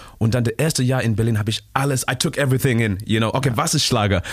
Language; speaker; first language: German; non-native, learner; Shona